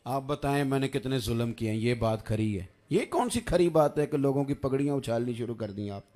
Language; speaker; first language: Urdu; non-native, local second language; Punjabi